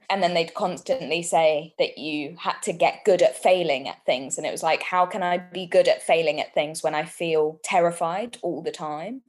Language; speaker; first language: English; native; English